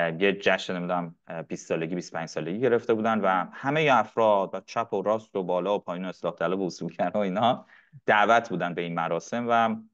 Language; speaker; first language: Persian; non-native, local second language; Arabic